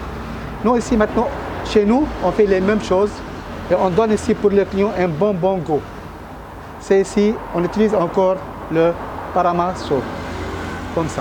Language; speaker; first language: French; non-native, learner; Arabic